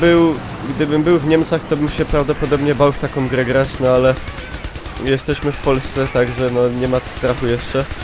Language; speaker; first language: Polish; native; Polish